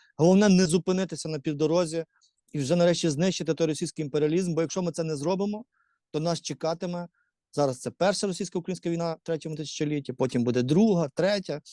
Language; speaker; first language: Ukrainian; native; Ukrainian